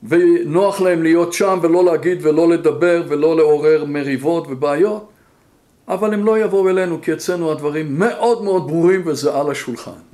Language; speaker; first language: Hebrew; non-native, fluent; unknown